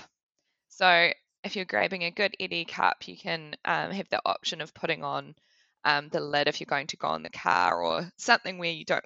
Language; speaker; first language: English; native; English